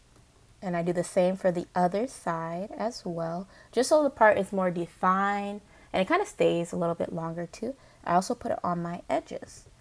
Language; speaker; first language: English; native; English